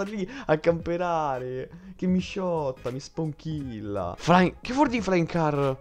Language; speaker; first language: Italian; native; Italian